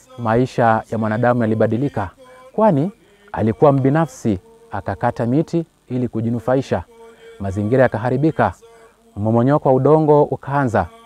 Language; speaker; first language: Swahili; non-native, local second language; Luyia